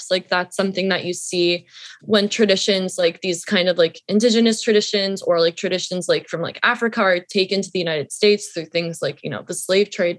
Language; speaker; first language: English; native; English